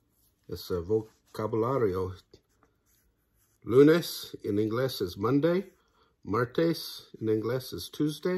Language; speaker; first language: Spanish; non-native, learner; English